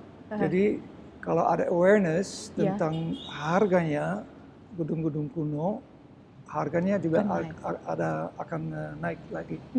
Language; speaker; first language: Indonesian; early bilingual, heritage; Dutch